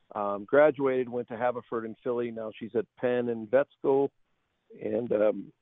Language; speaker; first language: English; native; English